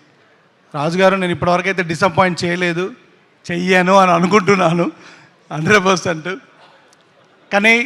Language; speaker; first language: Telugu; native; Telugu